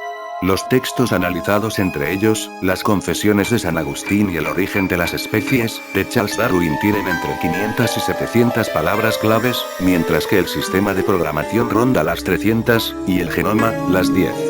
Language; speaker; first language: Spanish; native; Spanish